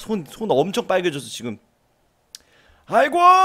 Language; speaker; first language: Korean; native; Korean